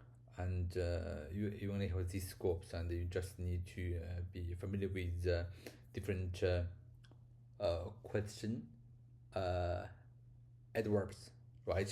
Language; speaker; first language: English; non-native, learner; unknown